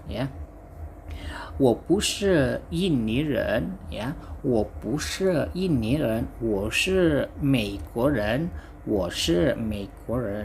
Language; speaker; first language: Chinese; non-native, fluent; Indonesian